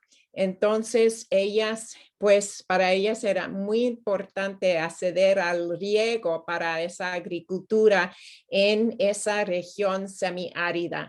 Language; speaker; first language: Spanish; non-native, fluent; English